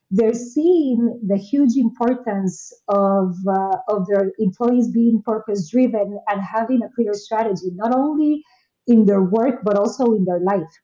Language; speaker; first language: English; non-native, fluent; Spanish